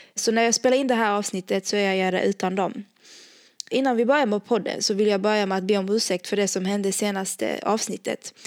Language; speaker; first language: Swedish; early bilingual, other home language; Arabic